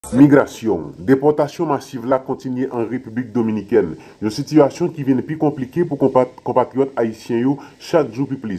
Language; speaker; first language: Haitian Creole; native; Haitian Creole